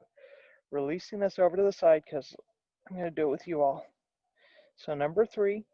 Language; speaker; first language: English; native; English